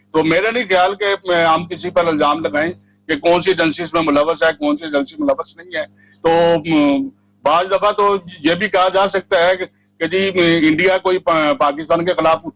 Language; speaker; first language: Urdu; non-native, local second language; Punjabi